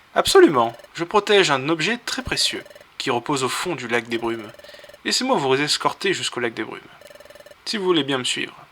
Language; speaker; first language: French; native; French